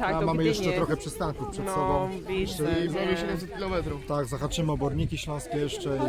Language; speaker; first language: Polish; native; Polish